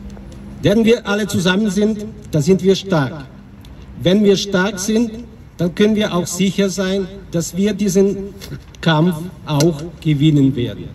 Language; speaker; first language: German; non-native, fluent; Ukrainian